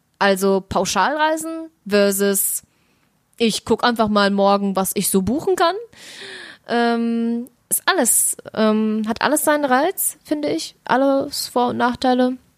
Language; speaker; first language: German; early bilingual, other home language; Russian